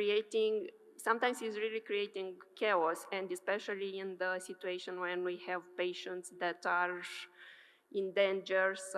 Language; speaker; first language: English; non-native, fluent; Romanian